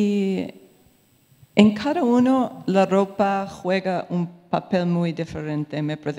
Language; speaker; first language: Spanish; non-native, fluent; English